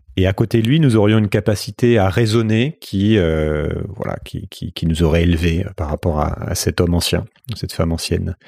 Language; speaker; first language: French; native; French